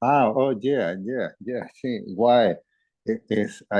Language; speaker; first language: English; non-native, learner; Spanish